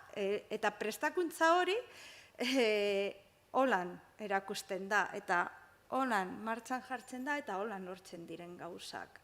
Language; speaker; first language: Basque; non-native, local second language; Spanish